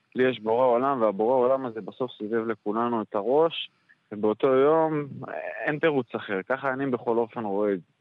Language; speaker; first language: Hebrew; native; Hebrew